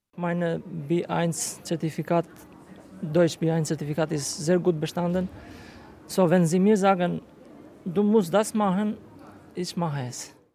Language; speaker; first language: German; non-native, learner; Albanian